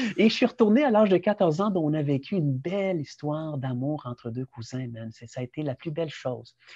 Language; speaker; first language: French; early bilingual, other home language; Spanish